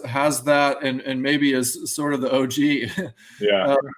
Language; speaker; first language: English; native; English